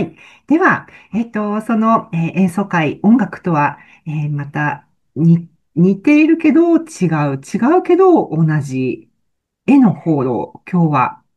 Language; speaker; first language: Japanese; native; Japanese